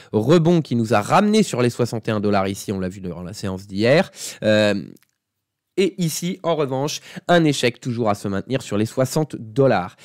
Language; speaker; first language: French; native; French